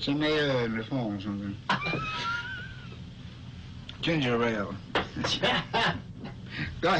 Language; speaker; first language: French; non-native, learner; English